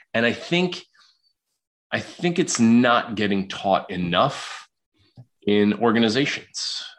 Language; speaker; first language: English; native; English